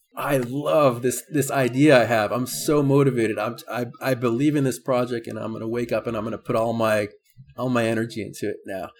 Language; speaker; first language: English; native; English